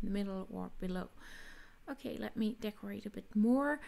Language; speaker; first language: English; non-native, fluent; German